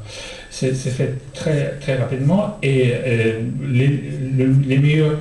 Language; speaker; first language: French; non-native, fluent; Russian